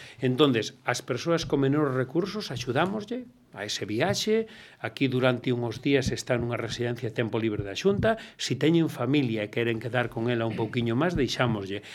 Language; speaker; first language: Galician; non-native, local second language; Spanish